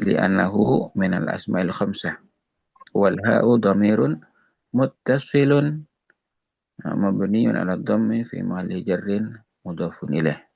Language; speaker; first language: Arabic; non-native, fluent; Indonesian